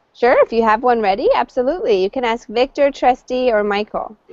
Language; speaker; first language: English; native; English